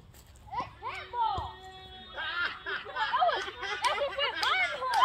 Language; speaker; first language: Spanish; native; Spanish